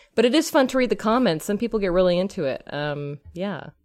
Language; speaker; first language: English; native; English